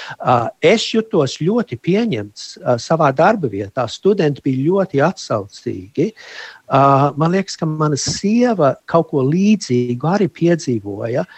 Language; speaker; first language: Latvian; early bilingual, heritage; Latvian